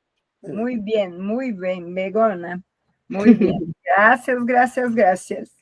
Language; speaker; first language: Spanish; non-native, learner; Portuguese